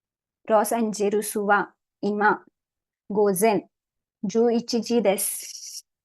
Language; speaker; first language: Japanese; non-native, learner; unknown